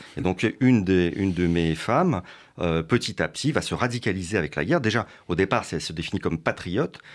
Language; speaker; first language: French; early bilingual, other home language; Russian